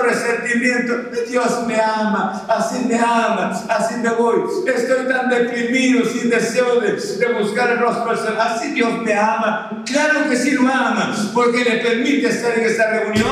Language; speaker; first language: Spanish; native; Spanish